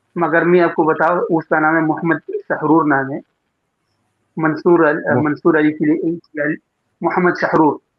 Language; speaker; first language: Urdu; non-native, local second language; Pashto